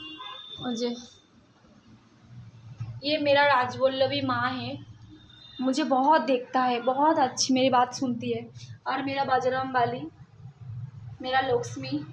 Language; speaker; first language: Hindi; non-native, local second language; Bangla